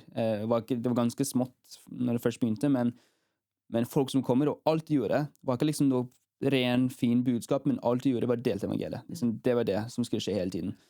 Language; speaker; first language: Norwegian; early bilingual, heritage; Norwegian